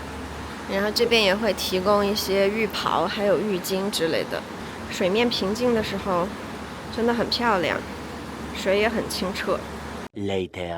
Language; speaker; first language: Chinese; native; Chinese